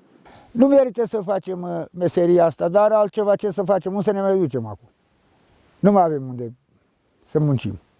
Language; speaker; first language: Romanian; native; Romanian